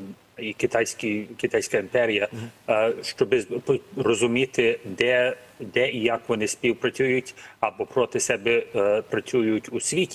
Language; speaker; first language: Ukrainian; early bilingual, heritage; Ukrainian